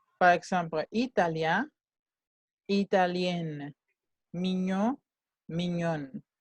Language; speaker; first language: French; non-native, fluent; Spanish